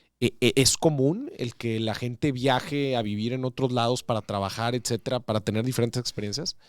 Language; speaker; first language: Spanish; native; Spanish